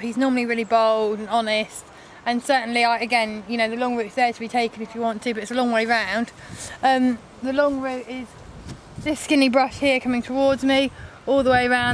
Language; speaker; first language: English; native; English